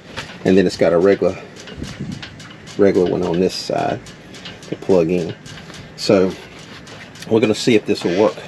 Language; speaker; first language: English; native; English